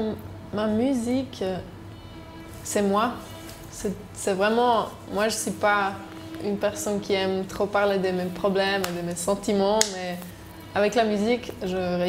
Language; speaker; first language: French; non-native, local second language; German